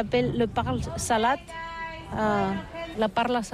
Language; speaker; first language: French; non-native, learner; Catalan